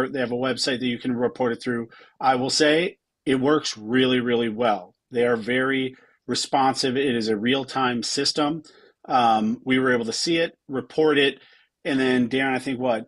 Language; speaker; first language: English; native; English